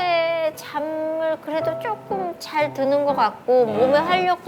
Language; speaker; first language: Korean; native; Korean